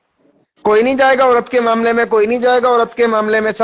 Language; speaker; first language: Hindi; native; Hindi